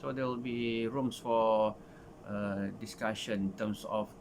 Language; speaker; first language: English; non-native, local second language; Malay